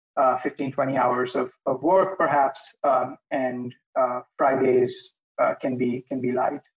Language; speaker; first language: English; non-native, local second language; Hindi